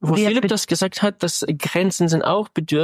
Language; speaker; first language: German; non-native, fluent; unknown